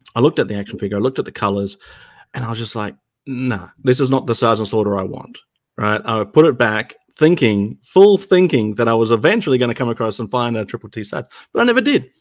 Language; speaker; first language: English; native; English